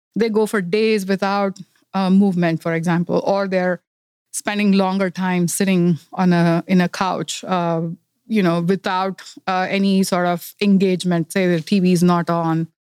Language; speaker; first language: English; non-native, local second language; Kannada